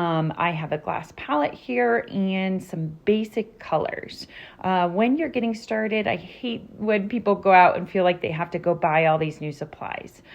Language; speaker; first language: English; native; English